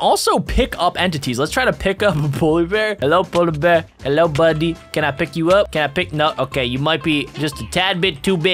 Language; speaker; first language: English; native; English